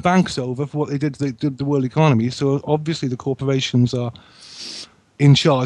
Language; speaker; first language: English; native; English